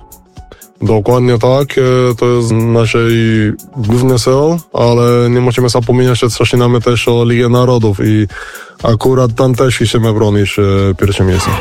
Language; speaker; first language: Polish; non-native, fluent; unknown